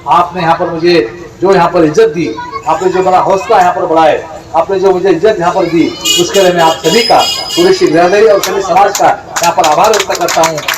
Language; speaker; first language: Hindi; non-native, local second language; Urdu